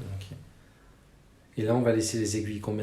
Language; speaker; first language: French; native; French